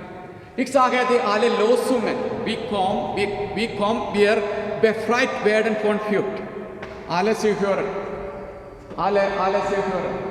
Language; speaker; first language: German; non-native, learner; Malayalam